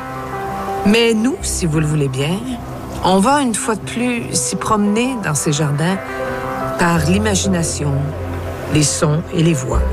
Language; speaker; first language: French; native; French